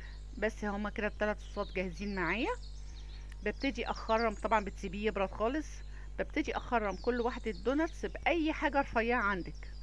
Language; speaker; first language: Arabic; native; Arabic